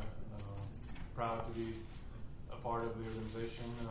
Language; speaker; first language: English; non-native, fluent; Spanish